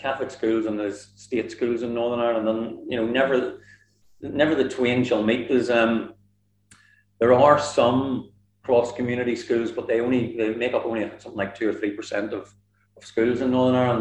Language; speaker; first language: English; native; English